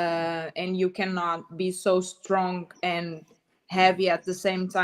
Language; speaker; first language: English; non-native, learner; Portuguese